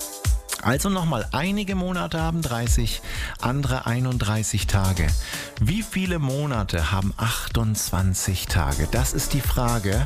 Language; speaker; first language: German; native; German